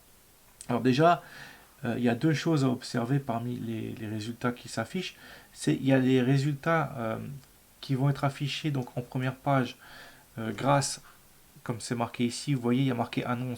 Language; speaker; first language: French; native; French